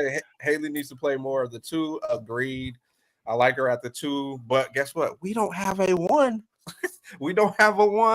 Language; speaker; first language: English; native; English